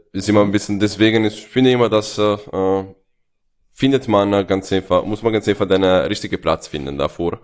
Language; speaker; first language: German; non-native, fluent; Italian